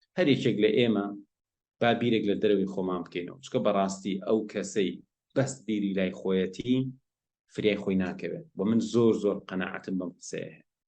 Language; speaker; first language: Central Kurdish; non-native, local second language; Gurani